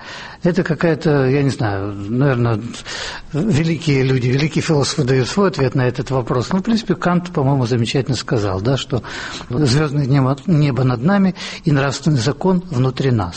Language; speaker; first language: Russian; native; Russian